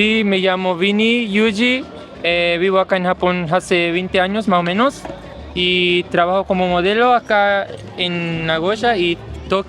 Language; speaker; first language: Spanish; non-native, fluent; Portuguese